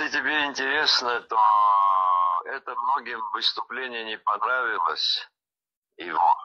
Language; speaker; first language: Russian; non-native, local second language; Abkhazian